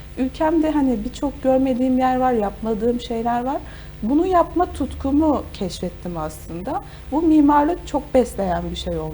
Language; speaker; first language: Turkish; native; Turkish